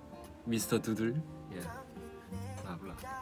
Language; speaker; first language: English; non-native, learner; Korean